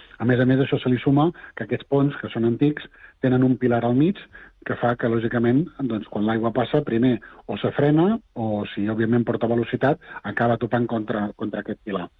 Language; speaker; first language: Catalan; native; Catalan